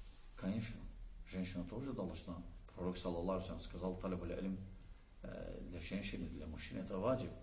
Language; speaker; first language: Russian; non-native, learner; Azerbaijani